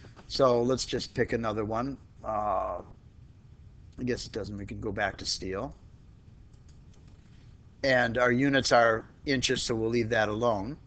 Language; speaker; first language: English; native; English